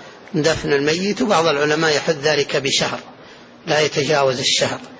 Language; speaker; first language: Arabic; native; Arabic